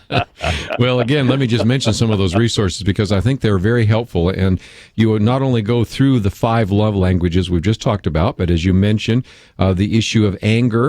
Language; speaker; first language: English; native; English